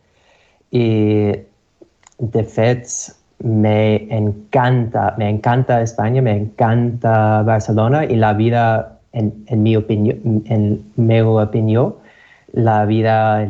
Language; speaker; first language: Catalan; non-native, learner; English